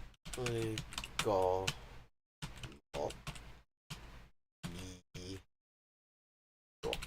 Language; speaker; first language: Vietnamese; non-native, learner; English